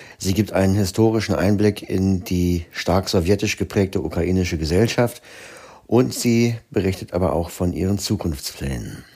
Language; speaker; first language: German; native; German